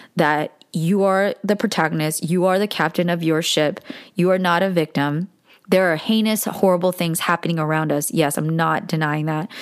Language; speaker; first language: English; early bilingual, other home language; Korean